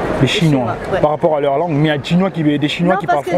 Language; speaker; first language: French; native; French